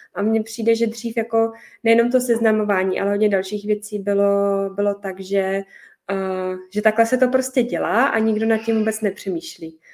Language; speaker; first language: Czech; native; Czech